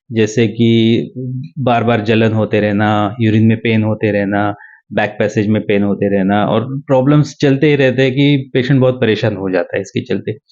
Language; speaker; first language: Hindi; non-native, local second language; Marathi